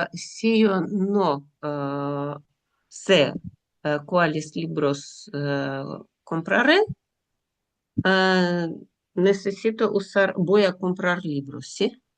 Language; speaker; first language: Spanish; non-native, learner; Russian